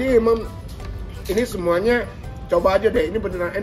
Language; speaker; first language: Indonesian; non-native, fluent; Japanese